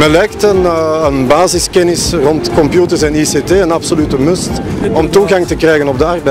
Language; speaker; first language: Dutch; native; Dutch